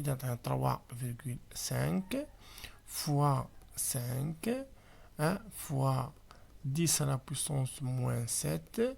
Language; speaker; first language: French; non-native, local second language; Arabic